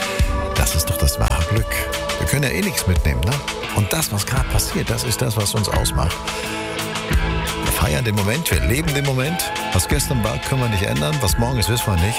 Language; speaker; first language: German; native; German